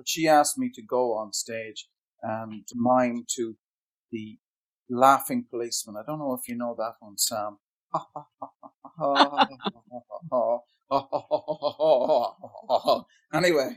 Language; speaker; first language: English; native; English